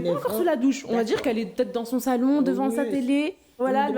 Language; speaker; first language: French; non-native, local second language; Haitian Creole